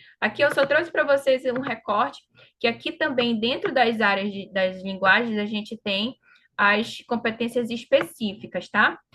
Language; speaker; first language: Portuguese; native; Portuguese